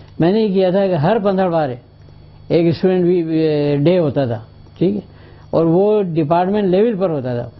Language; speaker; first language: Urdu; native; Urdu